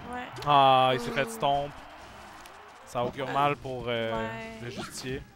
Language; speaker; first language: French; native; French